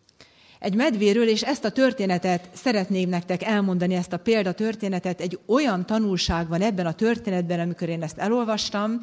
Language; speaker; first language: Hungarian; native; Hungarian